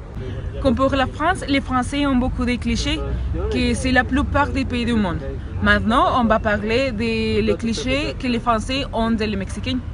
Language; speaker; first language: French; non-native, learner; Spanish